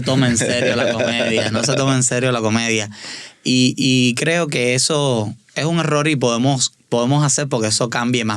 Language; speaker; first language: Spanish; native; Spanish